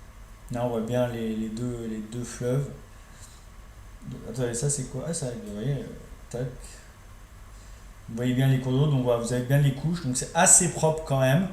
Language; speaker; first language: French; native; French